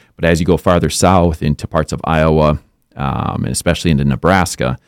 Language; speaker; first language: English; native; English